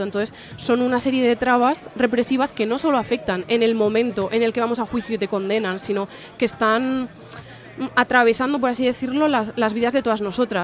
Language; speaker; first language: Spanish; native; Spanish